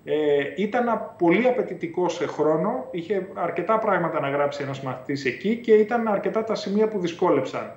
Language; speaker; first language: Greek; native; Greek